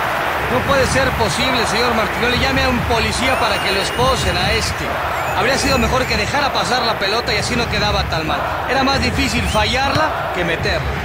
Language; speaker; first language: Spanish; native; Spanish